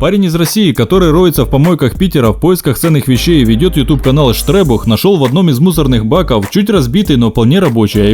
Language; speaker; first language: Russian; native; Russian